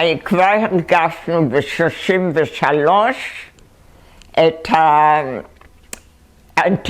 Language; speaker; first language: Hebrew; non-native, fluent; German